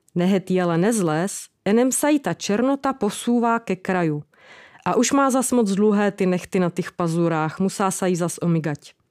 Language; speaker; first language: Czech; native; Czech